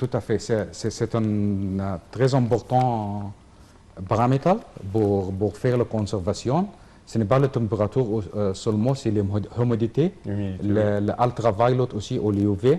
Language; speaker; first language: French; non-native, learner; Arabic